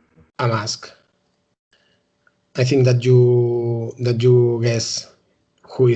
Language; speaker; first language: English; non-native, learner; Spanish